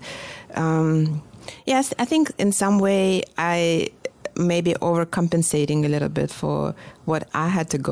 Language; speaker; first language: English; non-native, fluent; Russian